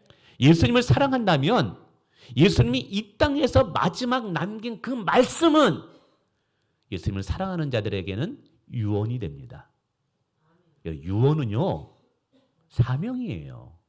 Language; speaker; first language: Korean; native; Korean